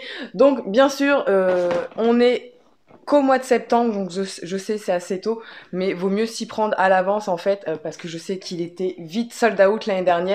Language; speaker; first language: French; native; French